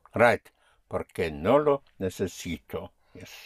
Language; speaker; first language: Spanish; non-native, fluent; English